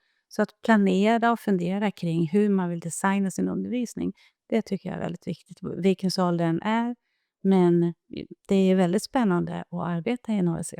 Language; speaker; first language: Swedish; native; Swedish